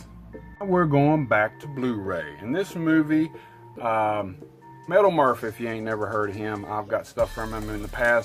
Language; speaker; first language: English; native; English